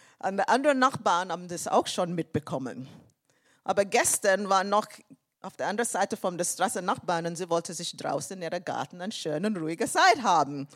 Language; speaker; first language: German; non-native, fluent; English